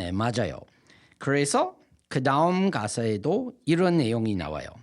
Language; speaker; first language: Korean; non-native, fluent; English